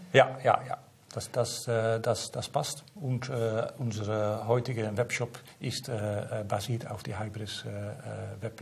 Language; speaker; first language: German; non-native, learner; Dutch